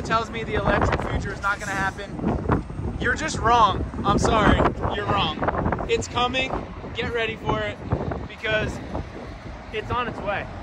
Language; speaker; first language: English; native; English